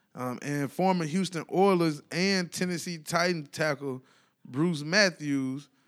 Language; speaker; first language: English; native; English